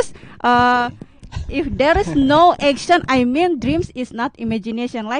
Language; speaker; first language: English; non-native, learner; Indonesian